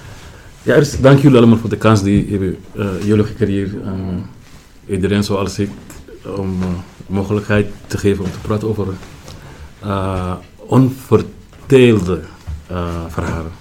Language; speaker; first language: Dutch; non-native, learner; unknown